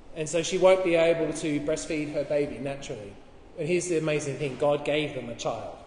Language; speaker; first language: English; native; English